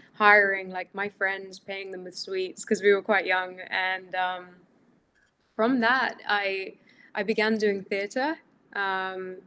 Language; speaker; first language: English; early bilingual, other home language; Greek